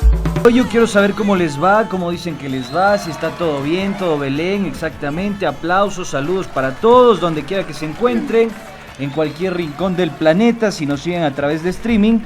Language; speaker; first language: Spanish; native; Spanish